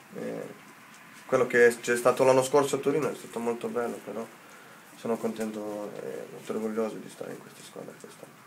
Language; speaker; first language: Italian; non-native, fluent; Slovenian